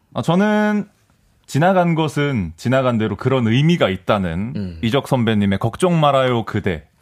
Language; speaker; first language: Korean; native; Korean